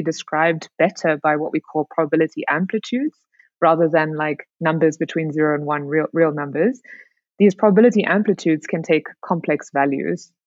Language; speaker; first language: English; native; English